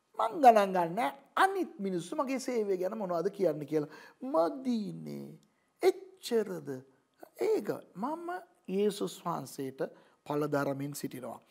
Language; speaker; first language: Sinhala; non-native, local second language; Tamil